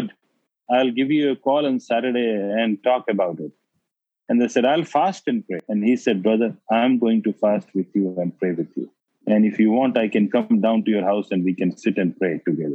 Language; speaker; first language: English; non-native, local second language; Hindi